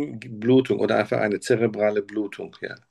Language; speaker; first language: German; native; German